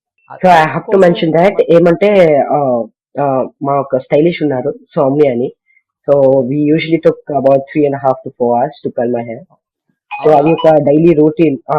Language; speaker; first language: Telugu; non-native, learner; Kannada